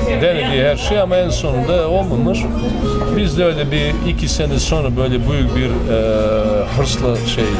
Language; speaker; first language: Turkish; non-native, fluent; Serbian